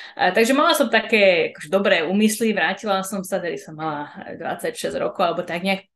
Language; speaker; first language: Slovak; early bilingual, heritage; Slovak